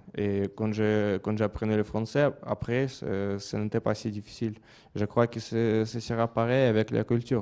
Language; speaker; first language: French; non-native, fluent; Russian